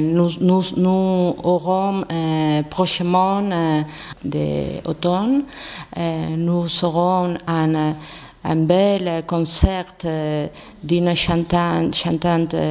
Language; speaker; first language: French; non-native, learner; Spanish